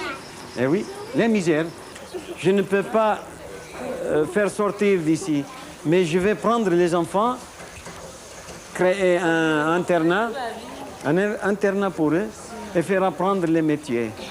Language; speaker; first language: French; non-native, learner; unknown